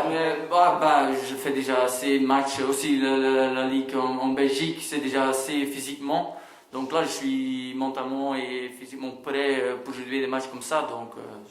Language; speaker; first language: French; non-native, local second language; Dutch